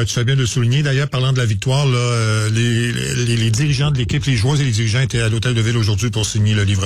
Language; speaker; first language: French; native; French